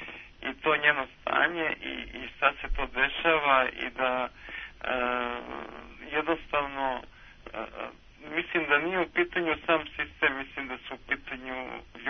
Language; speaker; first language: Serbian; native; Serbian